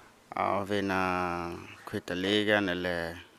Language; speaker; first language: Swedish; non-native, learner; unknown